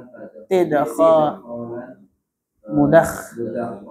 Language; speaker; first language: Arabic; non-native, fluent; Indonesian